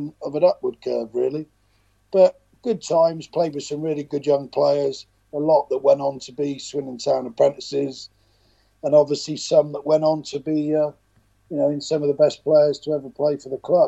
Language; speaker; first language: English; native; English